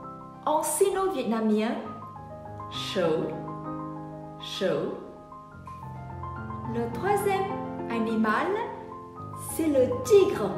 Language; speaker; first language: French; non-native, fluent; Vietnamese